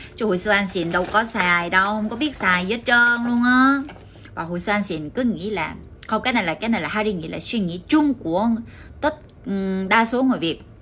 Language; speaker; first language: Vietnamese; early bilingual, heritage; Korean